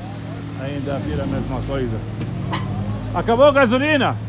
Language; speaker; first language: Portuguese; non-native, local second language; Arabic